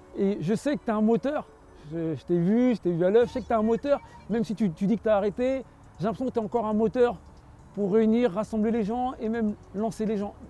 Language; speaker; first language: French; native; French